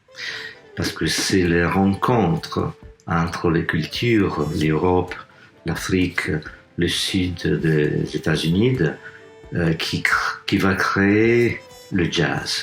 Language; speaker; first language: French; non-native, fluent; Italian